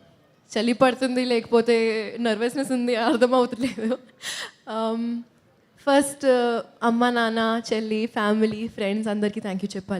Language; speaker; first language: Telugu; non-native, local second language; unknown